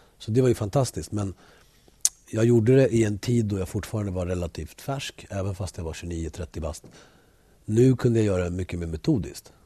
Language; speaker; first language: Swedish; early bilingual, other home language; Spanish